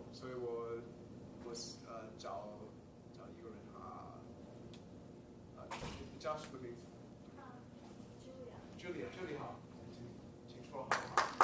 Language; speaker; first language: Chinese; early bilingual, heritage; Chinese